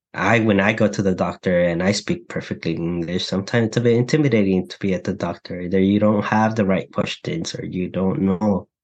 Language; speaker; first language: English; early bilingual, other home language; Mixtepec Mixtec